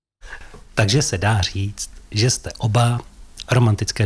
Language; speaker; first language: Czech; native; Czech